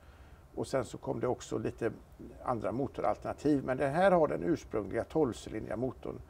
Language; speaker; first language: Swedish; native; Swedish